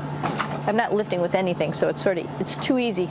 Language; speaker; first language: English; native; English